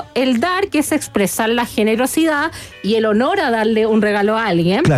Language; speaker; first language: Spanish; native; Spanish